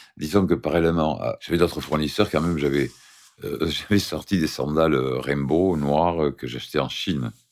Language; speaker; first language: French; native; French